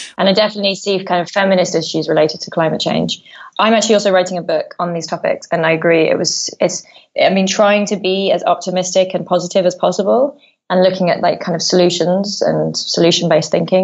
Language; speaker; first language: English; native; English